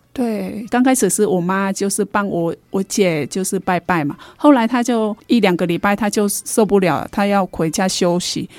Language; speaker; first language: Chinese; non-native, fluent; Vietnamese